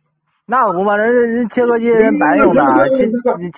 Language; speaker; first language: Chinese; native; Chinese